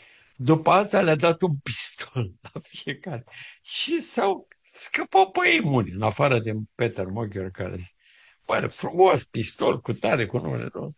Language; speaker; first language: Romanian; native; Romanian